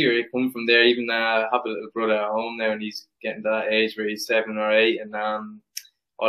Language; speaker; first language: English; native; English